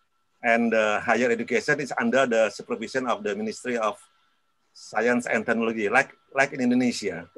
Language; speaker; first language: English; non-native, learner; Indonesian